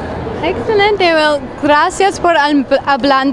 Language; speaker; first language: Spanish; non-native, learner; English